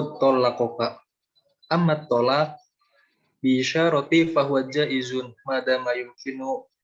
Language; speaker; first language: Arabic; non-native, learner; Indonesian